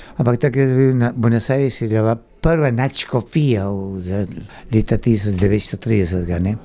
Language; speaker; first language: Slovenian; early bilingual, heritage; Slovenian